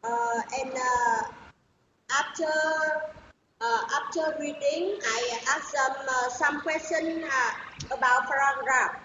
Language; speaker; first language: English; non-native, learner; Vietnamese